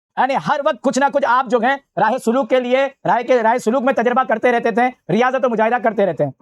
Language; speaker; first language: Urdu; native; Urdu